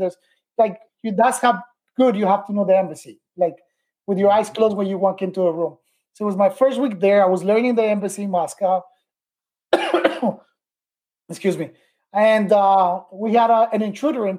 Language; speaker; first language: English; native; English